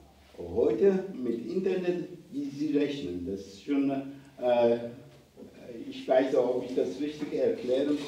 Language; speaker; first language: German; non-native, learner; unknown